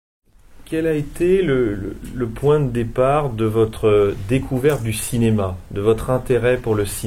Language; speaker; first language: French; native; French